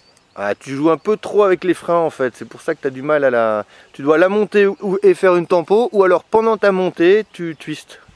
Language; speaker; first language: French; native; French